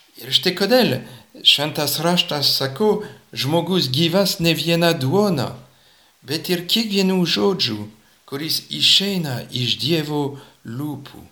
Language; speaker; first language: Lithuanian; non-native, fluent; French